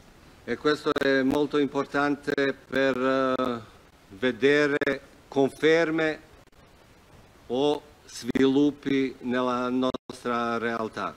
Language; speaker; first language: Italian; non-native, fluent; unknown